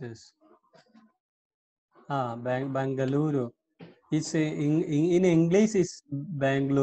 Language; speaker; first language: English; non-native, local second language; Hindi